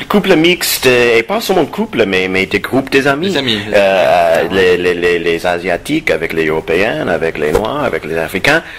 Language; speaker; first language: French; non-native, fluent; English